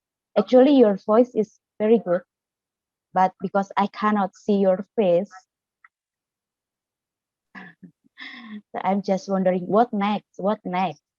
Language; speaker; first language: English; non-native, fluent; Indonesian